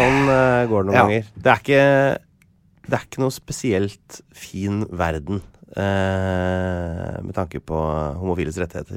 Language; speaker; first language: Norwegian; native; Norwegian